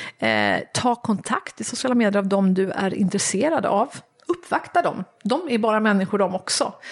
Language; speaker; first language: Swedish; native; Swedish